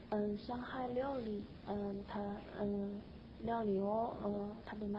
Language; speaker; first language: Japanese; non-native, learner; Chinese